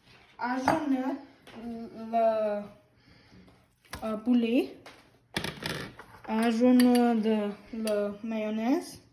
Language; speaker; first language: French; non-native, learner; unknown